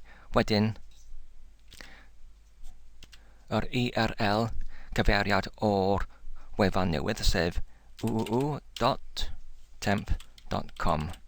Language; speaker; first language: Welsh; non-native, learner; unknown